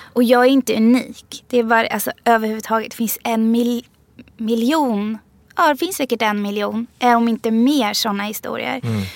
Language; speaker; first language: Swedish; early bilingual, other home language; Persian